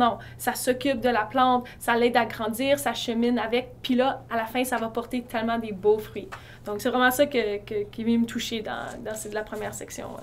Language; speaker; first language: French; native; French